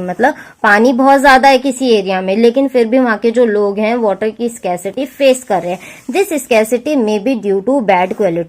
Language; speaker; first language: Hindi; native; Hindi